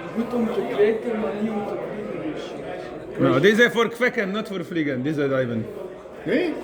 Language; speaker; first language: Dutch; non-native, learner; Polish